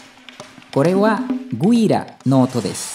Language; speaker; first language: Japanese; non-native, fluent; Spanish